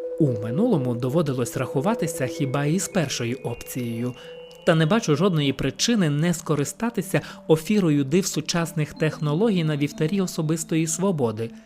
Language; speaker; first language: Ukrainian; native; Ukrainian